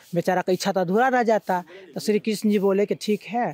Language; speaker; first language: Hindi; native; Hindi